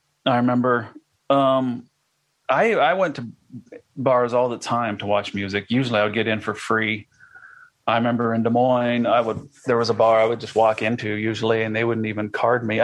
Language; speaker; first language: English; native; English